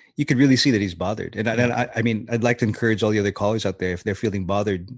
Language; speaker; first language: English; native; English